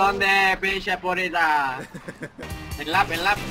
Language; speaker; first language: Spanish; native; Spanish